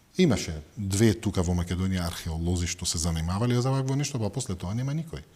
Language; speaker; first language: Macedonian; non-native, fluent; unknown